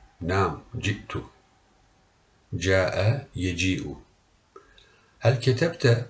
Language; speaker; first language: Arabic; non-native, learner; Turkish